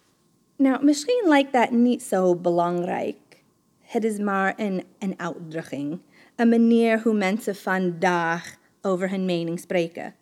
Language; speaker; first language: Dutch; non-native, fluent; English